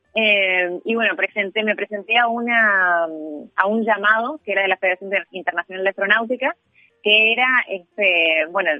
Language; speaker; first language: Spanish; native; Spanish